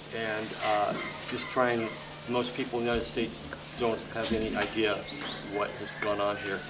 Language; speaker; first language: English; native; English